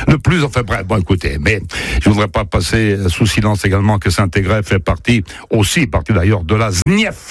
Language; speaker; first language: French; native; French